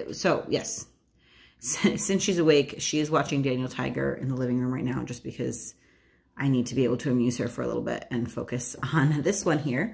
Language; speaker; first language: English; native; English